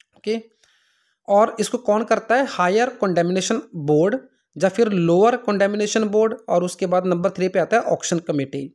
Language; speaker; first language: Hindi; non-native, local second language; Punjabi